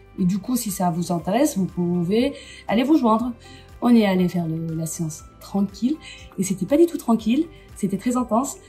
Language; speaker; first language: French; non-native, fluent; Arabic